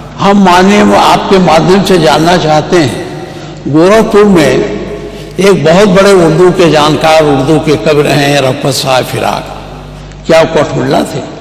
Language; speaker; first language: Hindi; native; Hindi